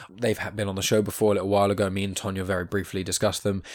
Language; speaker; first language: English; native; English